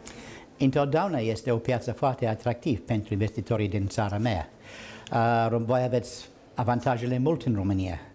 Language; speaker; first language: Romanian; non-native, learner; English